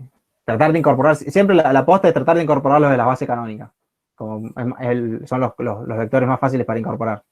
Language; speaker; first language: Spanish; native; Spanish